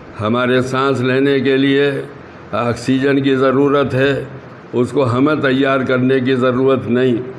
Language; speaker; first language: Urdu; native; Urdu